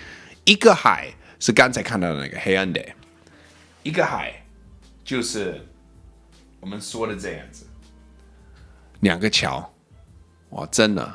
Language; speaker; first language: Chinese; early bilingual, heritage; English